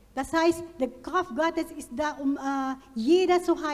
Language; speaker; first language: German; non-native, fluent; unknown